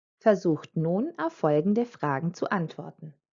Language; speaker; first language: German; non-native, fluent; Croatian